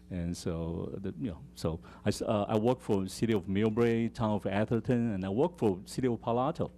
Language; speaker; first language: English; non-native, fluent; Chinese